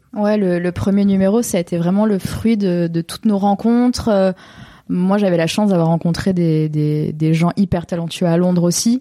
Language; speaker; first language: French; native; French